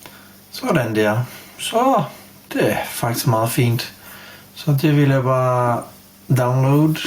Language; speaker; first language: Danish; non-native, fluent; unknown